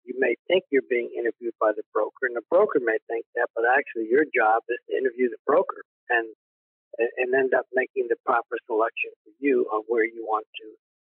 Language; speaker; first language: English; native; English